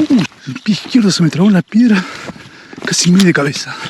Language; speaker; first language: Spanish; native; Spanish